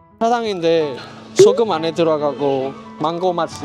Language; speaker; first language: Korean; non-native, learner; Vietnamese